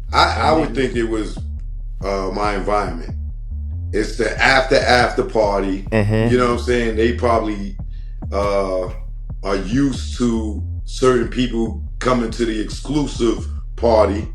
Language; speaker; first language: English; native; English